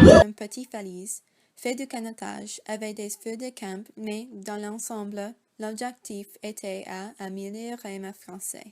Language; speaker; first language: French; non-native, learner; English